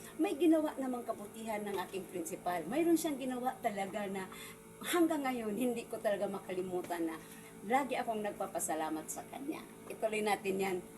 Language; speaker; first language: Filipino; non-native, local second language; Cebuano